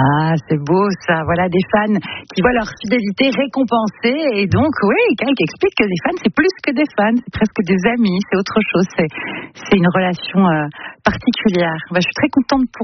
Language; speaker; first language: French; native; French